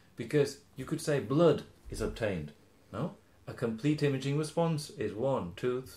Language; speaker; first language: English; native; English